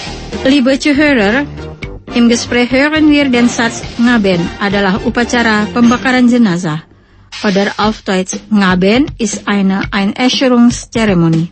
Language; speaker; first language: German; non-native, fluent; Indonesian